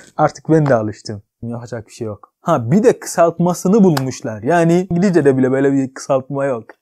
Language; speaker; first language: Turkish; non-native, fluent; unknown